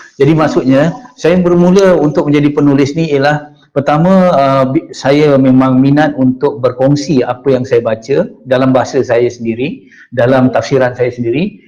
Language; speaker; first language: Malay; native; Malay